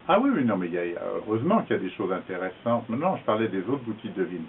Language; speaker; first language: French; native; French